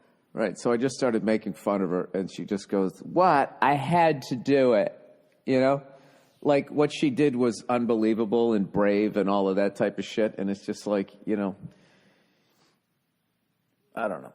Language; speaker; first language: English; native; English